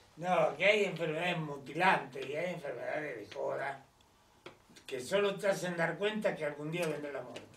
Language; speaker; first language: Spanish; native; Spanish